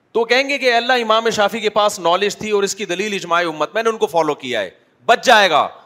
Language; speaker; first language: Urdu; native; Urdu